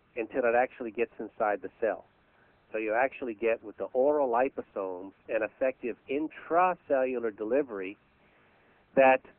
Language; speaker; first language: English; native; English